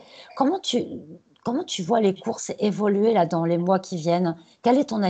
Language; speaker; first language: French; native; French